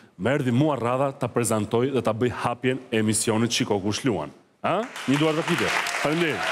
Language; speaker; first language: Albanian; native; Albanian